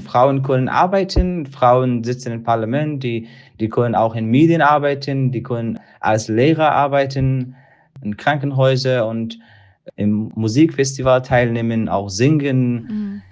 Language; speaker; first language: German; non-native, learner; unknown